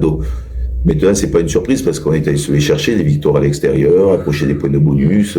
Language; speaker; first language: French; native; French